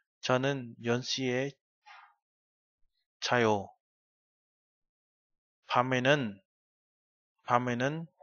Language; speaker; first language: Korean; non-native, fluent; Vietnamese